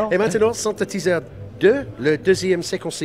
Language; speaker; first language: French; non-native, learner; English